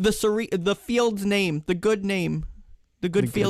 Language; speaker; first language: English; native; English